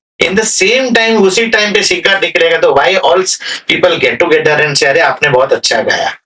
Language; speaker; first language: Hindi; non-native, local second language; Gujarati